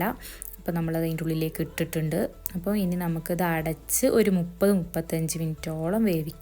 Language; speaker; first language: Malayalam; native; Malayalam